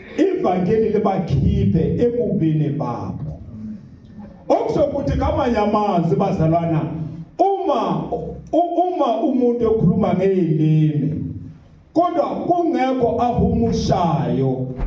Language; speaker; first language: Zulu; non-native, local second language; Southern Sotho